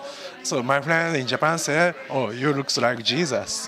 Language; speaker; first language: English; non-native, learner; Japanese